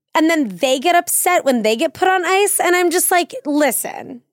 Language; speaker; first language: English; native; English